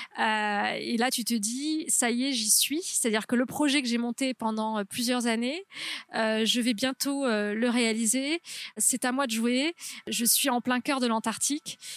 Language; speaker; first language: French; native; French